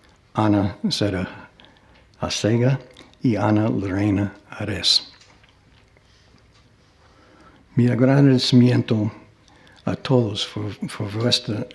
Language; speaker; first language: Spanish; non-native, fluent; English